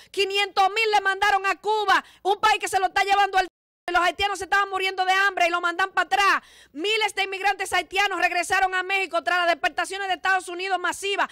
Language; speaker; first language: Spanish; native; Spanish